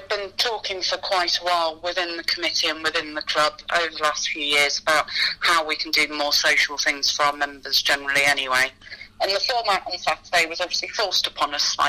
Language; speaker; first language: English; native; English